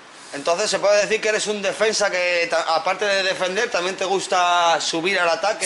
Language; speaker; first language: Spanish; native; Spanish